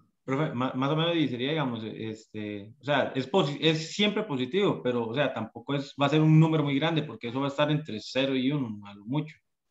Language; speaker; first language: Spanish; native; Spanish